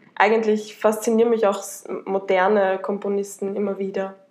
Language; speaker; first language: German; native; German